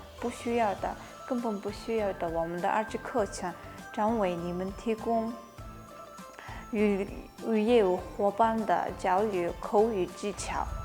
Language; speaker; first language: Chinese; non-native, fluent; Mongolian